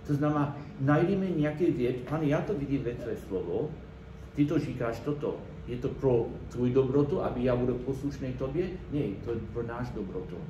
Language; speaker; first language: Czech; non-native, learner; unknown